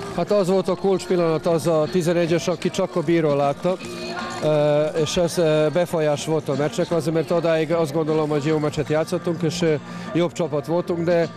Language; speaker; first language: Hungarian; non-native, fluent; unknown